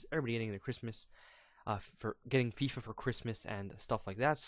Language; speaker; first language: English; native; English